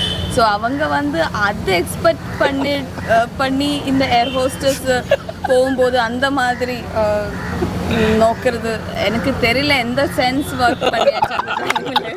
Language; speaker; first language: Tamil; non-native, learner; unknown